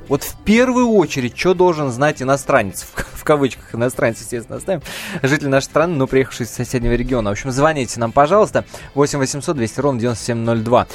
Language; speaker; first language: Russian; native; Russian